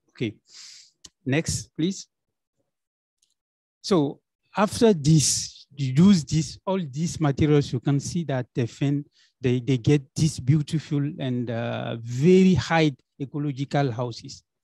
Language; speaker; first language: English; non-native, learner; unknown